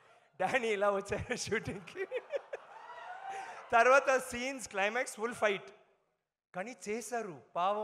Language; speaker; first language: Telugu; non-native, learner; Tamil